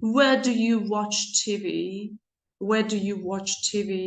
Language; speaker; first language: English; non-native, fluent; Georgian